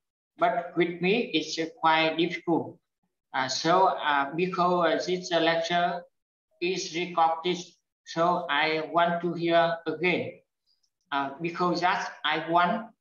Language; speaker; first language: English; non-native, learner; Vietnamese